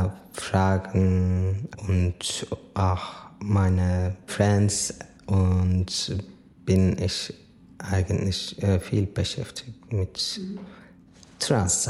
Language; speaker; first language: German; non-native, fluent; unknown